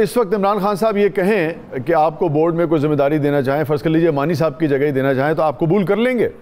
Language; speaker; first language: Urdu; native; Urdu